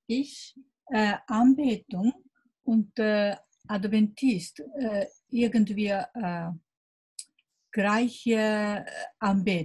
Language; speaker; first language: German; non-native, learner; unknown